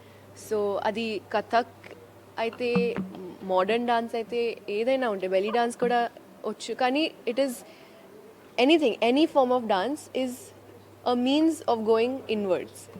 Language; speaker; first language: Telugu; non-native, local second language; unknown